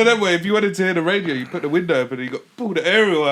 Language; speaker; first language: English; native; English